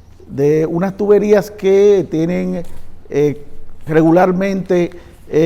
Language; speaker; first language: Spanish; native; Spanish